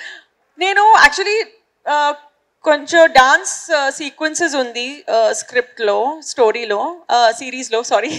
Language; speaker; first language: Telugu; non-native, fluent; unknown